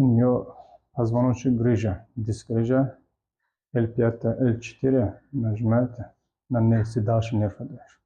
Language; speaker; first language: Russian; non-native, local second language; Tajik